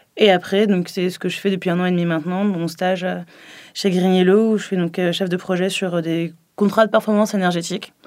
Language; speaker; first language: French; native; French